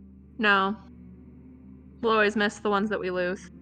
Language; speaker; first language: English; native; English